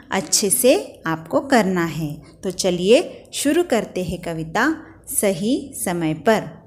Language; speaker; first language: Hindi; non-native, local second language; Marathi